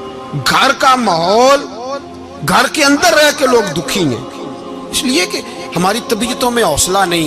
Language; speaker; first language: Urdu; non-native, local second language; Punjabi